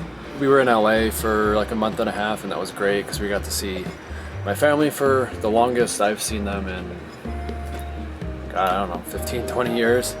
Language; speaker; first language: English; native; English